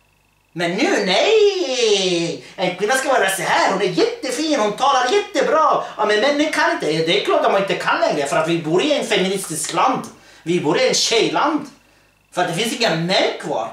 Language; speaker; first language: Swedish; early bilingual, other home language; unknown